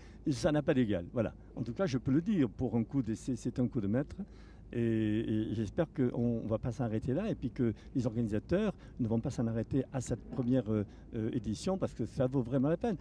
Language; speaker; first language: French; native; French